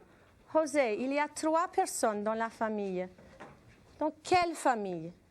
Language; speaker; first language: French; non-native, fluent; English